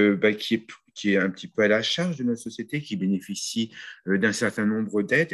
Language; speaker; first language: French; native; French